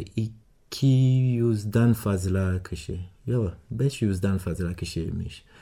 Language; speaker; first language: Turkish; non-native, learner; Swahili